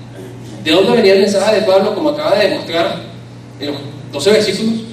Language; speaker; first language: Spanish; native; Spanish